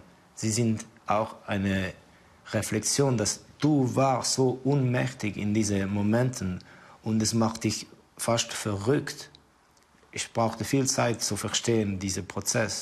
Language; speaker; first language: German; non-native, fluent; Estonian